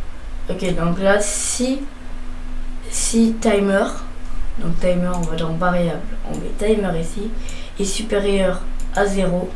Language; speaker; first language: French; native; French